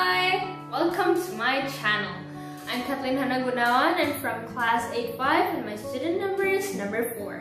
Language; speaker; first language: English; non-native, learner; Indonesian